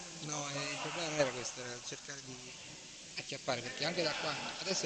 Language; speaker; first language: Italian; native; Italian